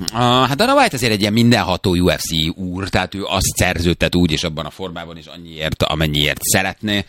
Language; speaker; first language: Hungarian; native; Hungarian